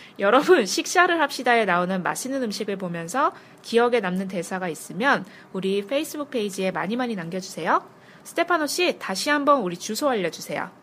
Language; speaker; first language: Korean; native; Korean